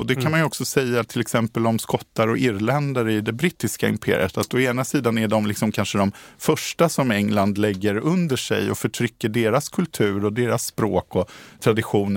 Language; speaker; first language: Swedish; native; Swedish